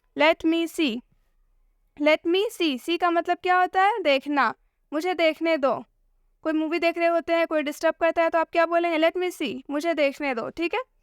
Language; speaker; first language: Hindi; native; Hindi